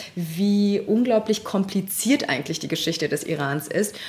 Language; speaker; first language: German; early bilingual, other home language; Persian